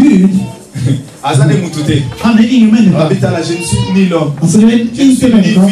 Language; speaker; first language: Swedish; non-native, fluent; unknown